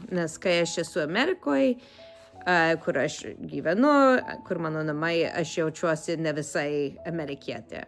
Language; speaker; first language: Lithuanian; early bilingual, heritage; Lithuanian